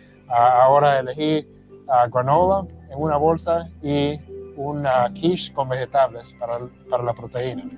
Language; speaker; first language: Spanish; early bilingual, heritage; Spanish